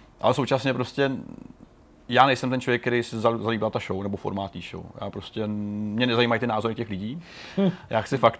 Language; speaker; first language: Czech; native; Czech